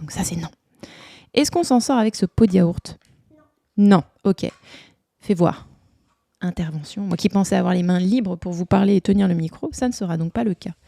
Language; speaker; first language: French; native; French